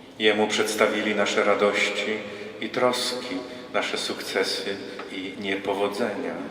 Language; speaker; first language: Polish; native; Polish